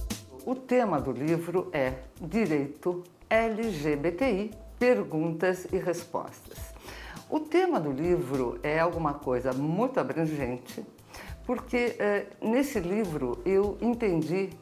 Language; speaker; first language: Portuguese; native; Portuguese